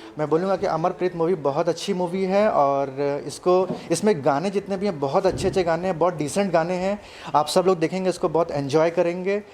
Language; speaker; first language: Hindi; non-native, local second language; Telugu